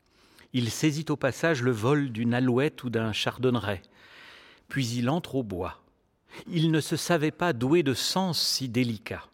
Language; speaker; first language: French; native; French